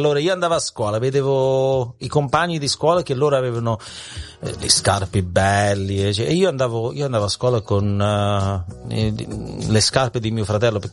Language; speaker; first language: Italian; early bilingual, heritage; Italian